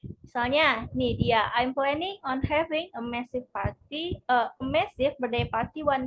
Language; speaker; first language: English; non-native, fluent; Indonesian